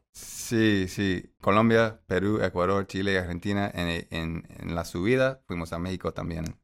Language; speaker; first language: Spanish; non-native, fluent; English